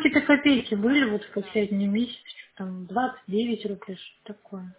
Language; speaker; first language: Russian; native; Russian